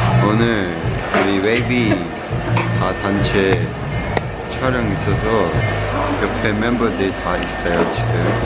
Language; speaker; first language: Korean; non-native, learner; Chinese